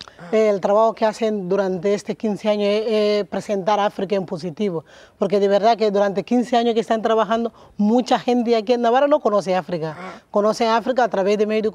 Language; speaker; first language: Spanish; non-native, learner; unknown